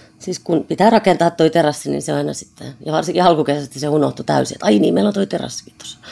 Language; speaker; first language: Finnish; native; Finnish